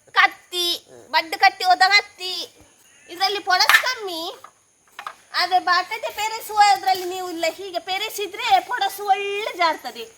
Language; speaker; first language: Kannada; non-native, local second language; Tulu